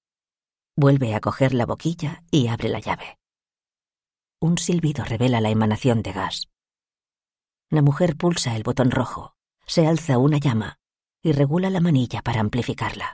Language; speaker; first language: Spanish; native; Spanish